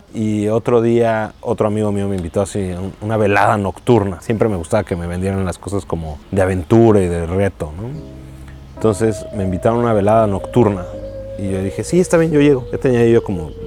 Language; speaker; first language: Spanish; native; Spanish